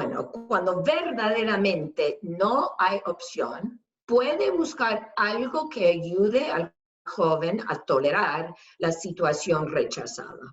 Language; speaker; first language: Spanish; non-native, fluent; English